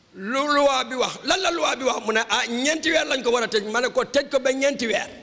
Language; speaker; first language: Wolof; native; Wolof